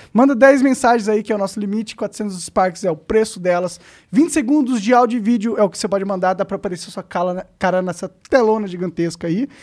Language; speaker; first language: Portuguese; native; Portuguese